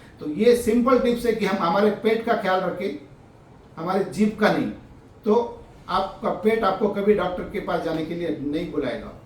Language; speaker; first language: Hindi; non-native, local second language; Marathi